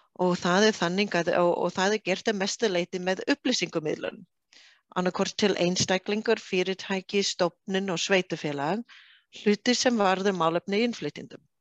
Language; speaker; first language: Icelandic; non-native, fluent; English